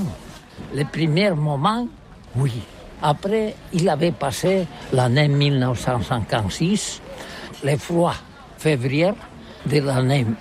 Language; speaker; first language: French; non-native, learner; Catalan